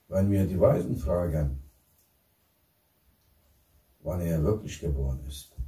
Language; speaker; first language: German; non-native, fluent; Turkish